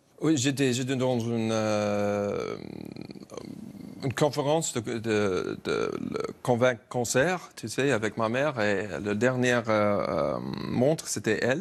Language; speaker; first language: French; non-native, learner; English